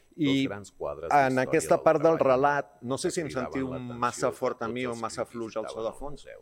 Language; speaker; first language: Catalan; early bilingual, heritage; Catalan